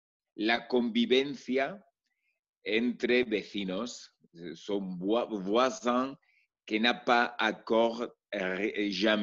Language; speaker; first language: French; non-native, learner; Spanish